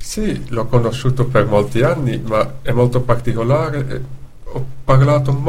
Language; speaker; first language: Italian; non-native, fluent; Dutch